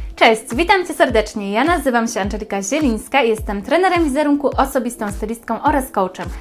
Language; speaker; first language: Polish; native; Polish